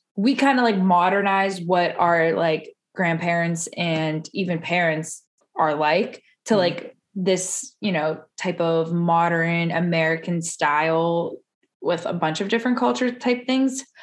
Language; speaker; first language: English; early bilingual, other home language; Italian